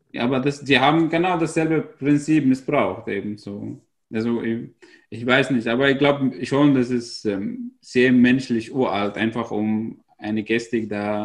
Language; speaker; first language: German; non-native, fluent; Arabic